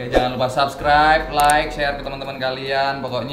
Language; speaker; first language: Indonesian; native; Indonesian